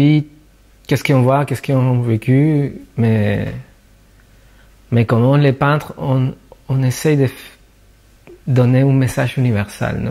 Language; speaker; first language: French; non-native, fluent; Spanish